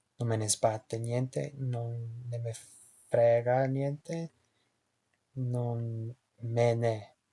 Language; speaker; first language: Italian; non-native, learner; English